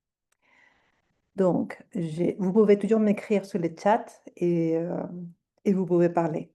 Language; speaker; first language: French; non-native, fluent; Spanish